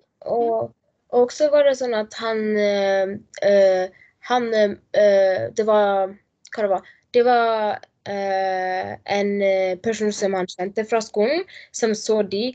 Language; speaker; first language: Norwegian; non-native, learner; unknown